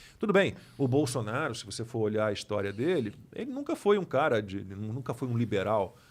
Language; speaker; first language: Portuguese; native; Portuguese